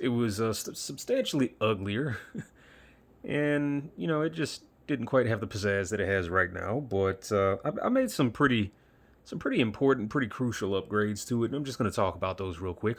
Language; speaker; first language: English; native; English